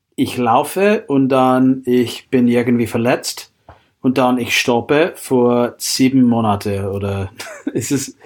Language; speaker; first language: German; non-native, fluent; English